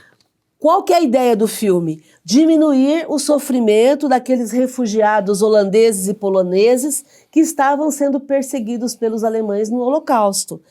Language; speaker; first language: Portuguese; native; Portuguese